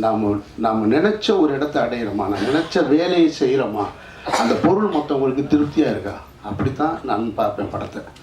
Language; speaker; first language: Tamil; native; Tamil